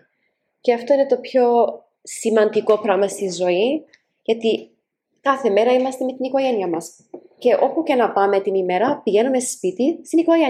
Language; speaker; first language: Greek; early bilingual, heritage; Greek